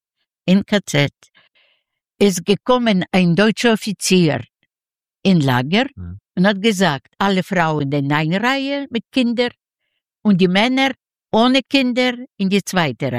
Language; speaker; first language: German; non-native, learner; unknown